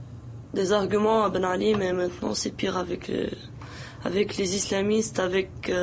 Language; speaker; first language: French; non-native, local second language; Arabic